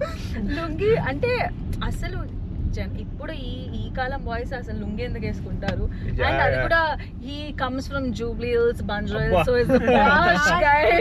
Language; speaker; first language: Telugu; native; Telugu